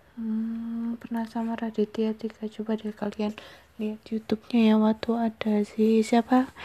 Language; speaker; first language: Indonesian; native; Indonesian